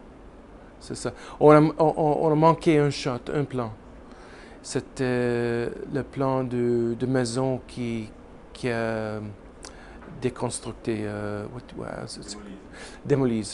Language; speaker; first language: French; non-native, learner; English